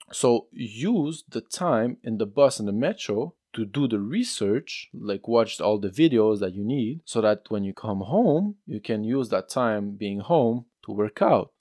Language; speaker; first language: English; non-native, fluent; French